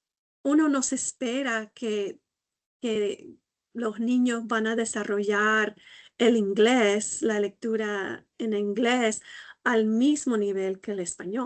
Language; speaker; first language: Spanish; non-native, fluent; English